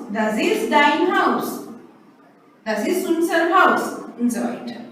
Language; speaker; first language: German; non-native, fluent; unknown